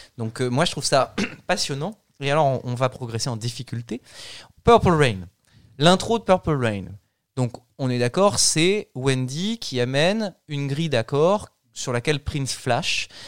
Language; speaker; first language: French; native; French